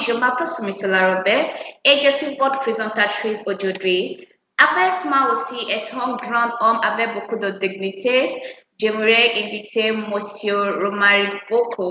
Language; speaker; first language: French; non-native, learner; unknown